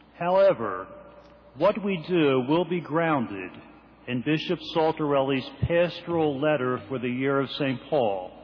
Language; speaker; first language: English; native; English